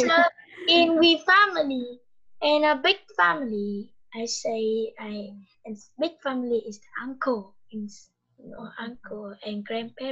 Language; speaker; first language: English; non-native, learner; Vietnamese